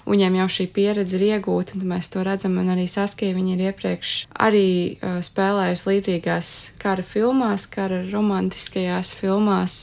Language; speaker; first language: Latvian; native; Latvian